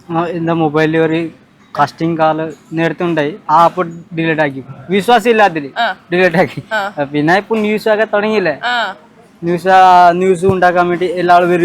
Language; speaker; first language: Malayalam; non-native, local second language; Odia